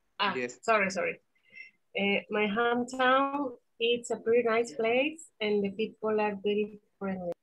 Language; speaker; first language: English; non-native, learner; Spanish